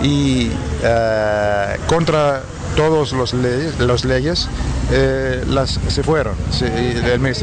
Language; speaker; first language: Spanish; non-native, fluent; Greek